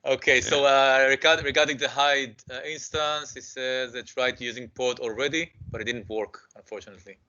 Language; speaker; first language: English; non-native, fluent; Hebrew